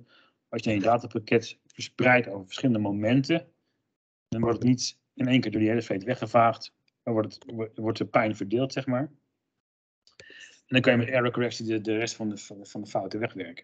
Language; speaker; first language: Dutch; native; Dutch